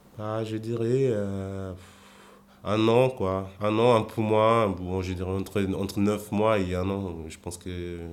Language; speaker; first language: French; non-native, fluent; Portuguese